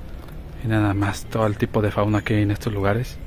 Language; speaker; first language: Spanish; native; Spanish